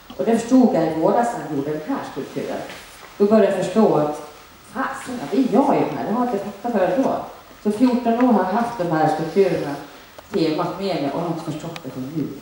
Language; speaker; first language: Swedish; early bilingual, other home language; Finnish